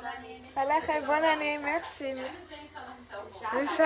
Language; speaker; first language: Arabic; native; Arabic